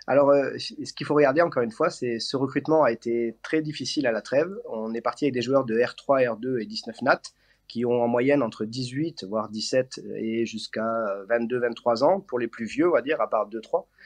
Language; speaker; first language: French; native; French